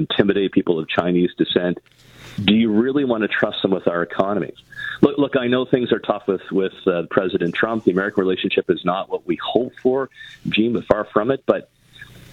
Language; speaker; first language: English; native; English